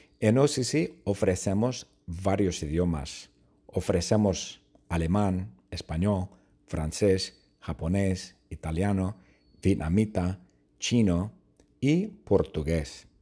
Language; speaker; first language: Spanish; non-native, fluent; English